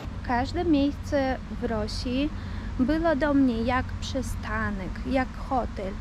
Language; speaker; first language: Polish; early bilingual, heritage; Polish